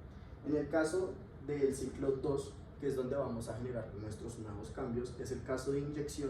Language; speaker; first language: Spanish; native; Spanish